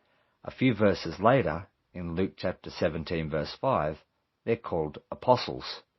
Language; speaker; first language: English; native; English